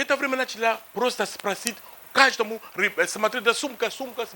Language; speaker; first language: Russian; non-native, fluent; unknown